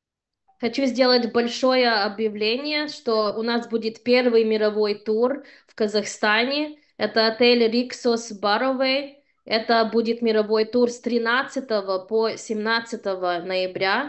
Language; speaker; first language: Russian; early bilingual, heritage; Russian